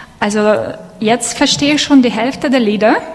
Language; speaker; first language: German; non-native, fluent; Russian